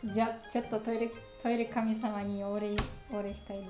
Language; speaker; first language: Japanese; non-native, learner; German